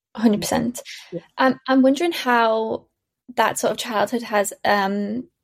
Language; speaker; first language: English; native; English